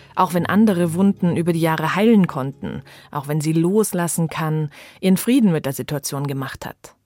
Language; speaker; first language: German; early bilingual, other home language; French